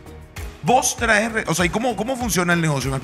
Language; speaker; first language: Spanish; native; Spanish